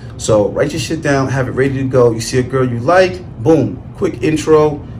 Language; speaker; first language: English; native; English